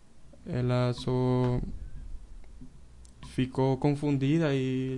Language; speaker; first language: Portuguese; non-native, learner; Spanish